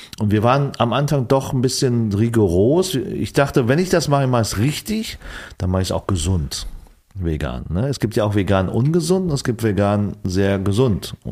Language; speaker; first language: German; early bilingual, other home language; Vietnamese